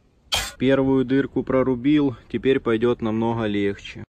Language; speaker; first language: Russian; native; Russian